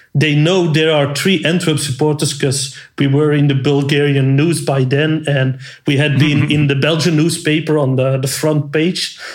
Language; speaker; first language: English; non-native, fluent; Dutch